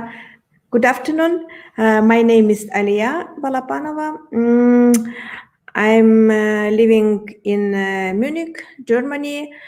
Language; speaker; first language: English; non-native, learner; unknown